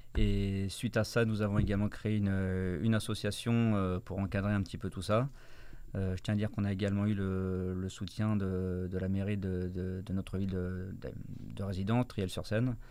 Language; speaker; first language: French; native; French